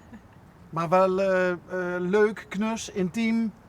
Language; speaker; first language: Dutch; native; Dutch